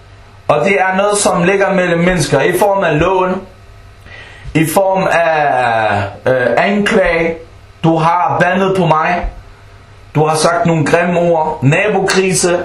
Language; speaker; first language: Danish; early bilingual, other home language; Arabic